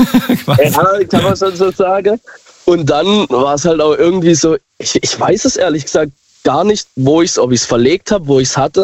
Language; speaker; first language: German; native; German